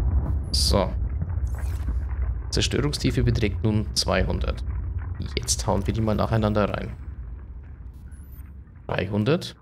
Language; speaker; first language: German; native; German